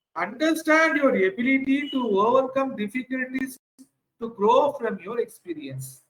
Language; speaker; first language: English; non-native, local second language; Tamil